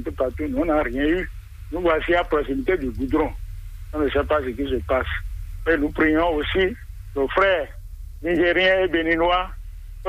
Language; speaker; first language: French; non-native, local second language; Fon